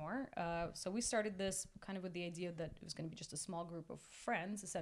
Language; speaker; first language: English; non-native, fluent; Russian